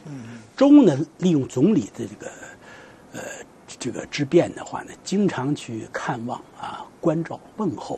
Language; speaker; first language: Chinese; native; Chinese